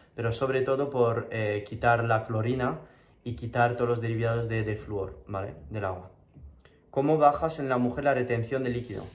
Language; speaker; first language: Spanish; non-native, fluent; French